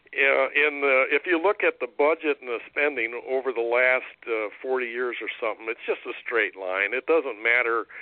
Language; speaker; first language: English; native; English